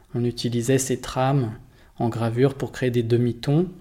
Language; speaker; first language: French; native; French